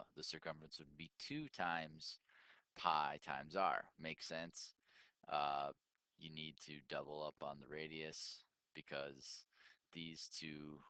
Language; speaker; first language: English; native; English